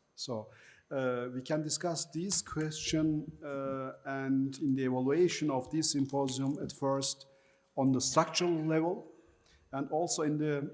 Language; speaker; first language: English; non-native, fluent; Turkish